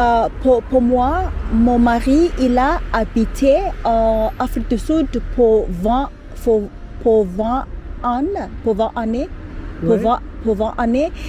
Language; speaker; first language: French; non-native, learner; Zulu